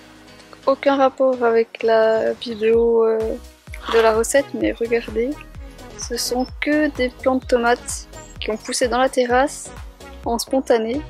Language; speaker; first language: French; native; French